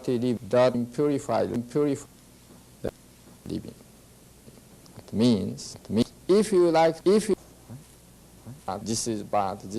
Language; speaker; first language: English; non-native, learner; Japanese